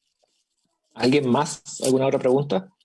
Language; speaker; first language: Spanish; native; Spanish